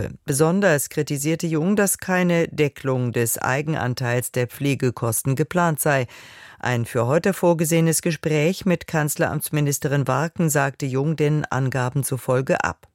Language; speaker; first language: German; native; German